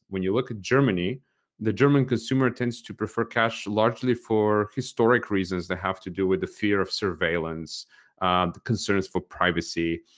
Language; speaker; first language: English; non-native, fluent; Bulgarian